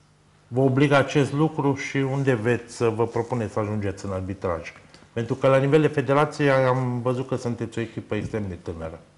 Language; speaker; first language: Romanian; native; Romanian